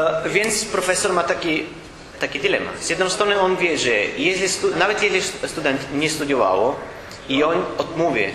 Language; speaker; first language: Polish; non-native, learner; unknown